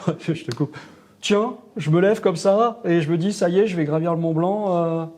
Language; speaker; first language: French; native; French